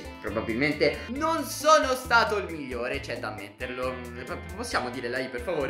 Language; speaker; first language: Italian; native; Italian